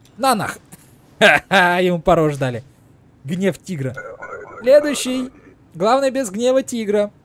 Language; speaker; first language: Russian; native; Russian